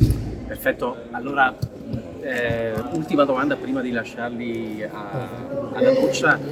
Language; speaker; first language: Italian; native; Italian